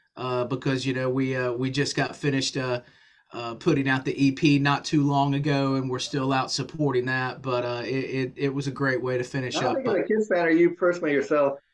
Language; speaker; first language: English; native; English